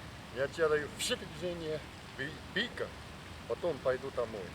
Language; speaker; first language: Russian; non-native, learner; Chinese